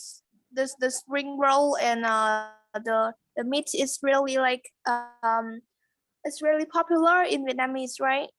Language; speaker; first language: English; non-native, learner; Vietnamese